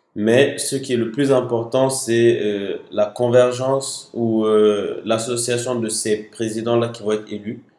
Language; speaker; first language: French; non-native, local second language; Bambara